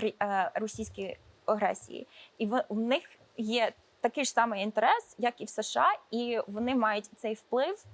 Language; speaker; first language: Ukrainian; early bilingual, heritage; Ukrainian